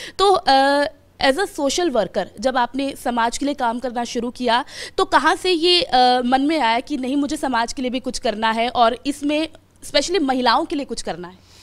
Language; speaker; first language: Hindi; native; Hindi